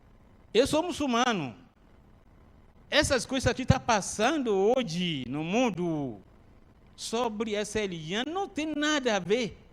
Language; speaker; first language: Portuguese; non-native, learner; Arabic